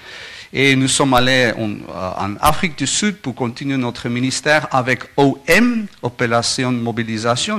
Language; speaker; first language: French; non-native, learner; Afrikaans